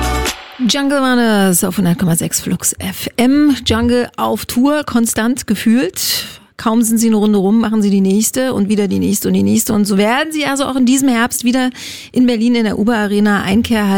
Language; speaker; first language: German; native; German